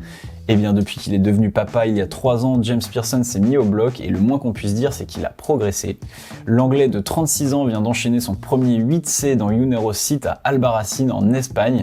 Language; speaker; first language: French; native; French